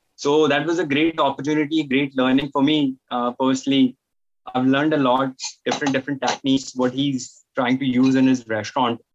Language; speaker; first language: English; non-native, local second language; Hindi